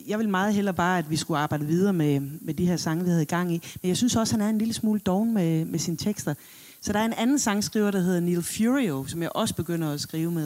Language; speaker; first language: Danish; native; Danish